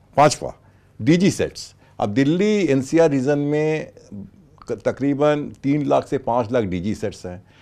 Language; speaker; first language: Hindi; native; Hindi